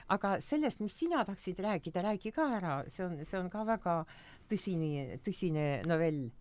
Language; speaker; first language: Estonian; non-native, local second language; Russian